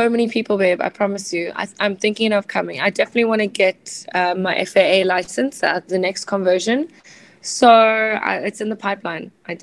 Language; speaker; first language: English; native; English